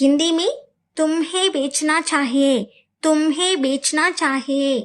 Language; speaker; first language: Hindi; non-native, local second language; Telugu